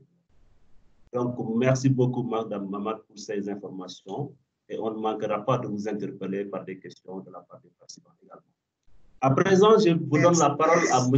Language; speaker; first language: French; non-native, local second language; Wolof